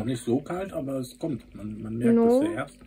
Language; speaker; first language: German; native; German